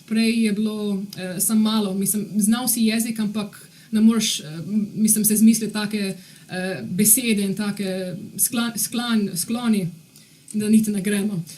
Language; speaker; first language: Slovenian; early bilingual, heritage; Slovenian